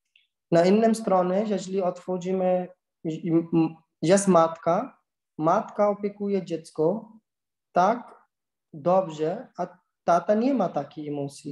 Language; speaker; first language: Polish; non-native, learner; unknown